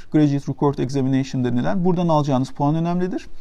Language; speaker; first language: Turkish; native; Turkish